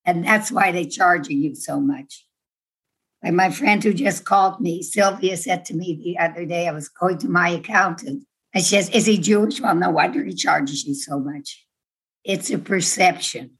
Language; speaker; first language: English; non-native, fluent; Dutch